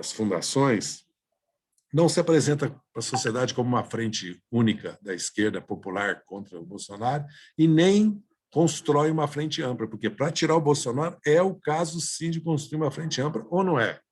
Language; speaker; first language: Portuguese; native; Portuguese